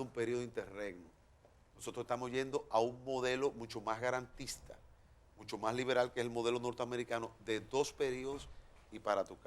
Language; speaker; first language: Spanish; native; Spanish